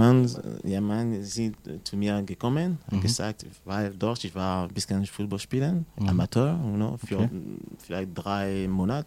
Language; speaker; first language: German; non-native, learner; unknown